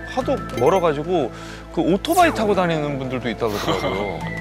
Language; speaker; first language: Korean; native; Korean